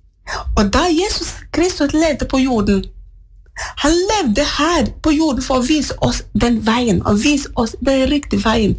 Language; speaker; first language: Norwegian; non-native, fluent; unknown